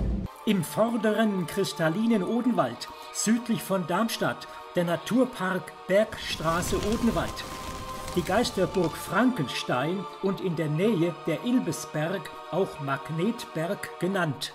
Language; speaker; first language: German; native; German